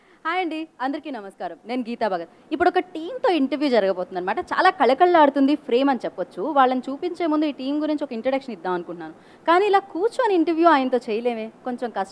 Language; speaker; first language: Telugu; native; Telugu